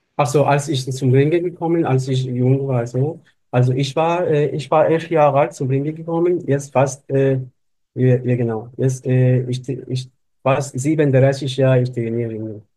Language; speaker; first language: German; non-native, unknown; Persian